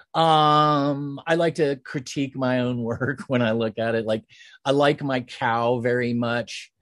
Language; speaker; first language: English; native; English